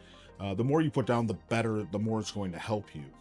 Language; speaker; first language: English; native; English